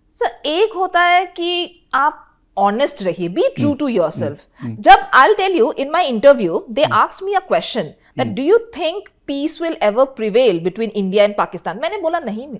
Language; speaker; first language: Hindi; non-native, local second language; Assamese